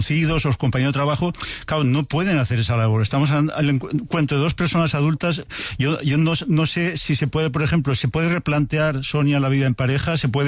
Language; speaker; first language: Spanish; native; Spanish